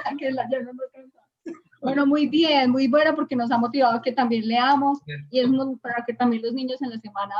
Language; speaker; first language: Spanish; native; Spanish